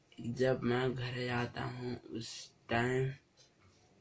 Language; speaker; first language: Hindi; non-native, local second language; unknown